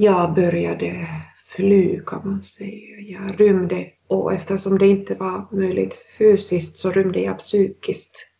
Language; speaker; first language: Swedish; non-native, local second language; Finnish